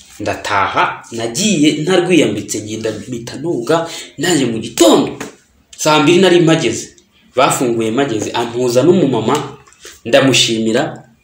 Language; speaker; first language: Kinyarwanda; early bilingual, heritage; Kinyarwanda